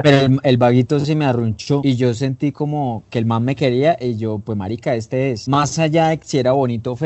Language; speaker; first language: Spanish; native; Spanish